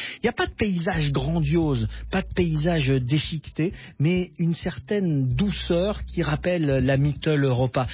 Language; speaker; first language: French; native; French